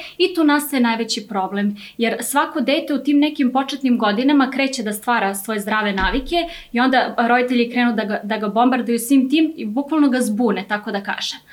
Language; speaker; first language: Serbian; native; Serbian